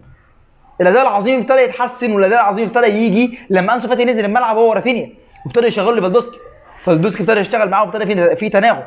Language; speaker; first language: Arabic; native; Arabic